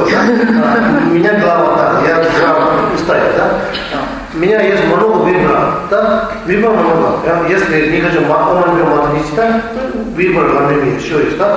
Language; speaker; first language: Russian; non-native, learner; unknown